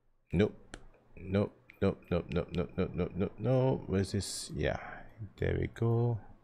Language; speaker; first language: English; non-native, local second language; Chinese